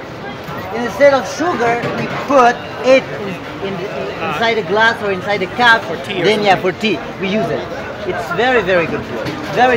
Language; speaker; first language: English; non-native, fluent; Persian